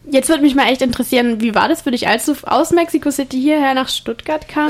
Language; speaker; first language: German; native; German